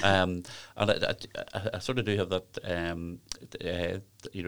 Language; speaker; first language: English; native; English